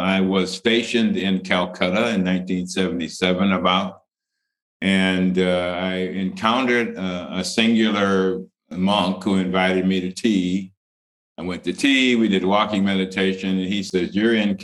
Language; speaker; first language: English; native; English